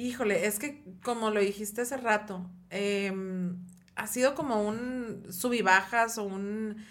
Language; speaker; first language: Spanish; native; Spanish